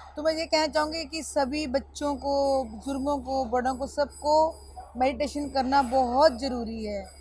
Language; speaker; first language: Hindi; native; Hindi